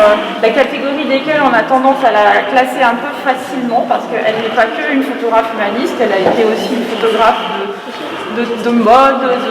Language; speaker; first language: French; native; French